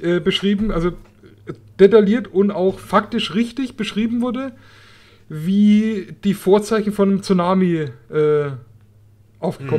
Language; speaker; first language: German; native; German